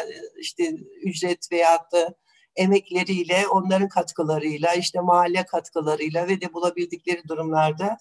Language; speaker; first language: Turkish; native; Turkish